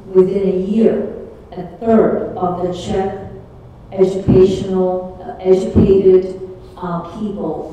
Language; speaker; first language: English; early bilingual, other home language; Czech